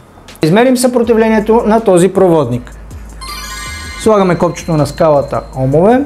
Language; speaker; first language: Bulgarian; native; Bulgarian